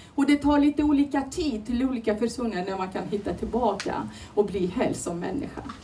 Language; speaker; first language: Swedish; non-native, fluent; Turoyo